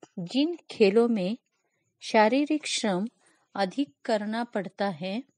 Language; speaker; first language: Hindi; non-native, local second language; Kannada